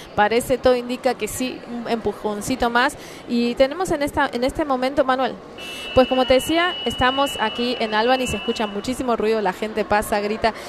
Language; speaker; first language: Spanish; native; Spanish